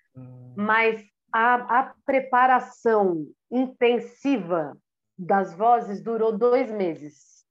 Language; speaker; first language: Portuguese; native; Portuguese